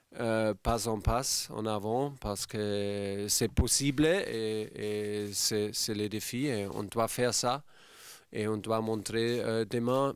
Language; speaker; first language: French; non-native, fluent; German